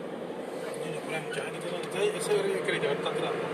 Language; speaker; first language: Spanish; native; Spanish